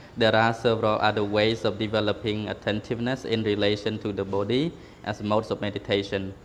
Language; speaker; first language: English; non-native, fluent; Khmer